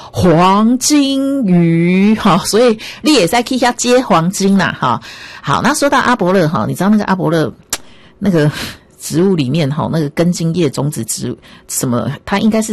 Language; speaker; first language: Chinese; native; Chinese